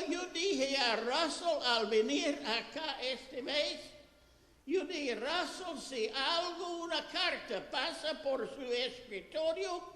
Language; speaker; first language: Spanish; non-native, fluent; English